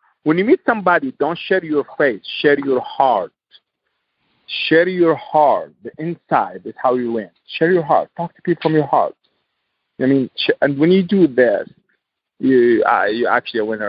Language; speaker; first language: English; non-native, learner; Arabic